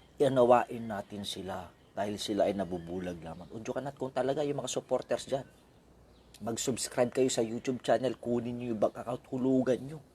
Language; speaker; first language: Filipino; non-native, local second language; Iloko